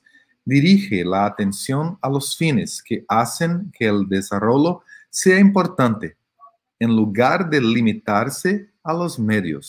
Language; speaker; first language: Spanish; non-native, fluent; Portuguese